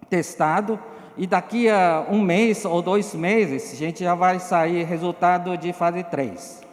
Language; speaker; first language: Portuguese; non-native, learner; Chinese